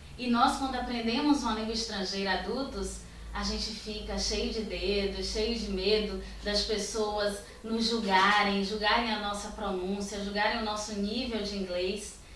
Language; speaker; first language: Portuguese; native; Portuguese